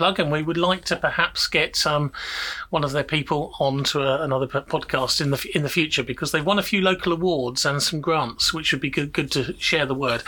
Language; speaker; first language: English; native; English